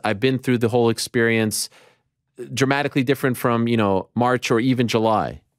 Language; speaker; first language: English; native; English